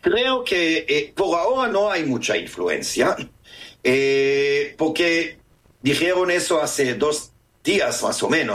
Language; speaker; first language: Spanish; non-native, fluent; Hebrew